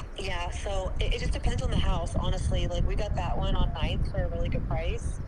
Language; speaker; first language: English; native; English